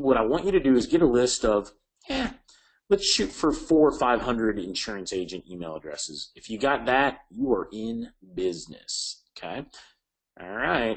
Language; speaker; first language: English; native; English